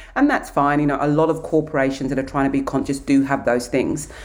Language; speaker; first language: English; native; English